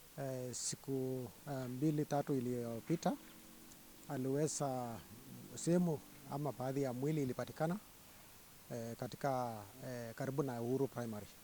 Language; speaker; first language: Swahili; non-native, local second language; Kalenjin